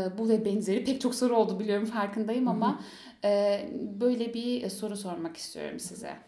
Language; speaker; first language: Turkish; early bilingual, heritage; Turkish